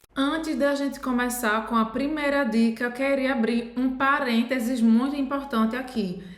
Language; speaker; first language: Portuguese; native; Portuguese